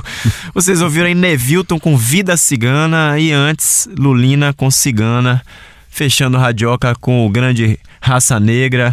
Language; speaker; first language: Portuguese; native; Portuguese